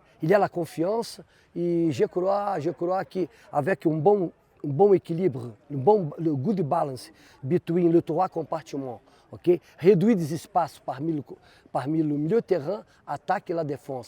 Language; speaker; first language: French; non-native, fluent; Portuguese